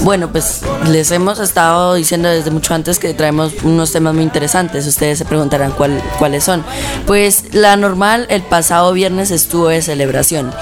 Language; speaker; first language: Spanish; native; Spanish